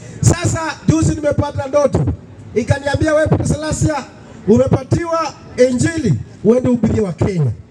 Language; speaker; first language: Swahili; non-native, local second language; Luyia